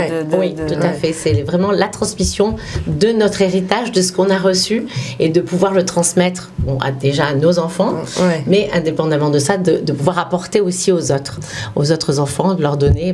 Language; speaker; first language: French; native; French